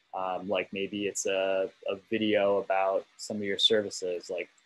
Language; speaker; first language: English; native; English